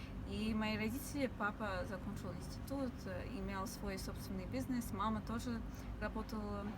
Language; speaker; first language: Russian; early bilingual, heritage; English